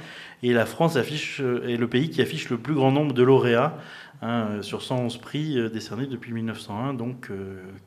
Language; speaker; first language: French; native; French